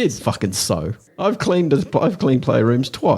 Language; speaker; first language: English; native; English